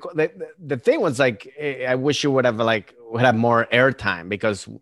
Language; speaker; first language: English; early bilingual, other home language; Spanish